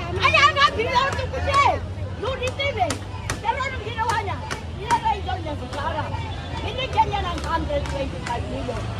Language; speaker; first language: Filipino; non-native, local second language; Iloko